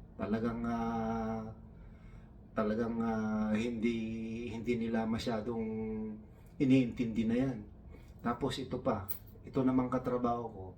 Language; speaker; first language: Filipino; non-native, local second language; Iloko